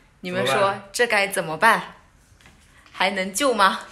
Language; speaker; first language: Chinese; native; Chinese